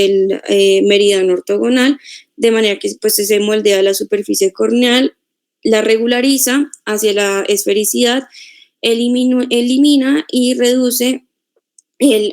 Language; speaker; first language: Spanish; native; Spanish